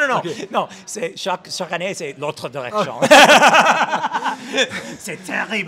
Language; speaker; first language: French; non-native, learner; English